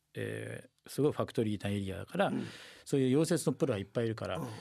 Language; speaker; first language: Japanese; native; Japanese